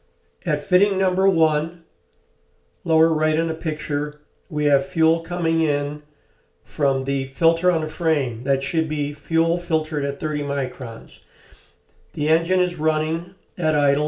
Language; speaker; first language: English; native; English